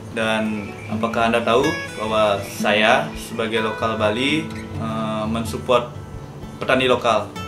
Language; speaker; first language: Indonesian; non-native, local second language; Balinese